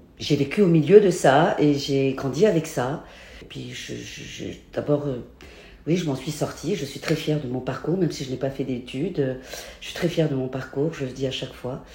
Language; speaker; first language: French; native; French